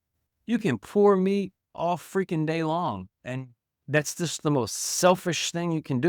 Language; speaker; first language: English; native; English